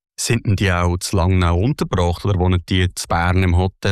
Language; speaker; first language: German; native; German